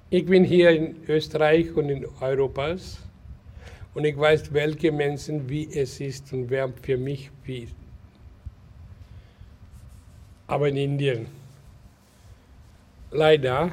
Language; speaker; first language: German; non-native, learner; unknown